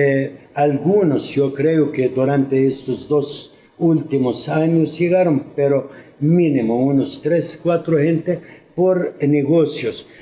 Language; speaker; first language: Spanish; non-native, fluent; Arabic